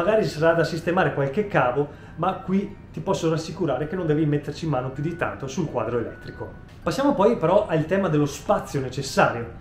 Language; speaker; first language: Italian; native; Italian